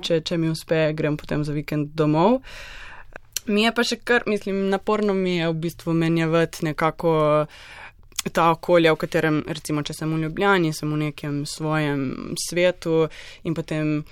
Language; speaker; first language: Slovenian; native; Slovenian